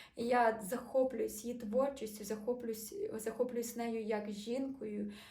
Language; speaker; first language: Ukrainian; native; Ukrainian